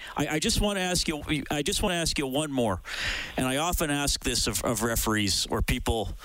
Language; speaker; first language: English; native; English